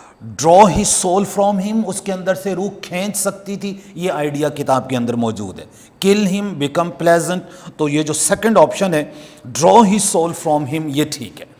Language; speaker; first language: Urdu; non-native, local second language; Punjabi